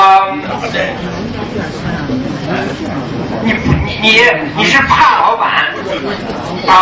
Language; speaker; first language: Chinese; early bilingual, other home language; English